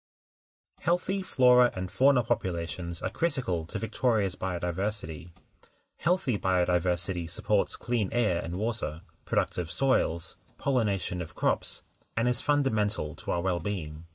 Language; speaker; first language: English; native; English